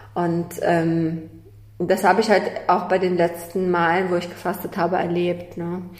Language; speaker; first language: German; early bilingual, other home language; Russian